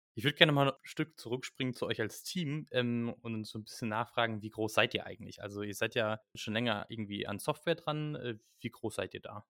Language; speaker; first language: German; native; German